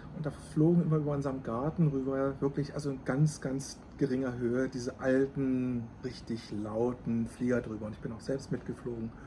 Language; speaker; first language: German; native; German